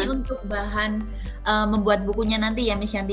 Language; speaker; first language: Indonesian; native; Indonesian